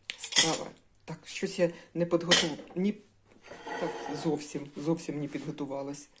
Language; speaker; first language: Ukrainian; non-native, local second language; Russian